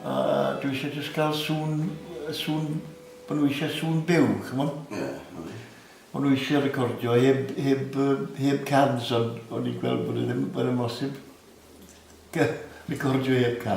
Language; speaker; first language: Welsh; native; Welsh